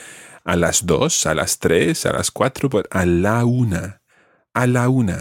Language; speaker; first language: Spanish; non-native, fluent; English